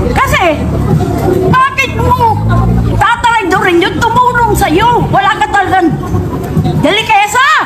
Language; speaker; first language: Filipino; non-native, local second language; Iloko